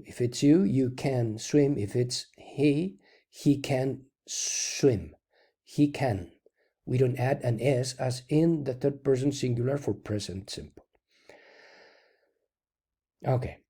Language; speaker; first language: English; non-native, fluent; Spanish